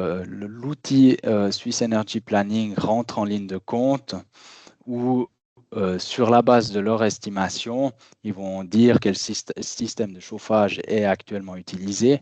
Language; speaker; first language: French; native; French